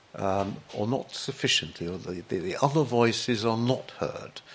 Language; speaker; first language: English; native; English